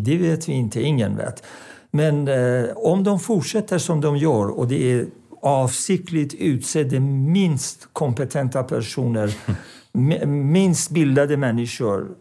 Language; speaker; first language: Swedish; non-native, fluent; Persian